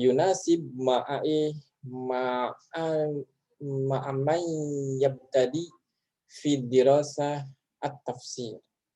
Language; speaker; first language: Arabic; non-native, fluent; Indonesian